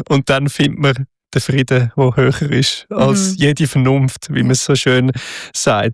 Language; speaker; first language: German; native; German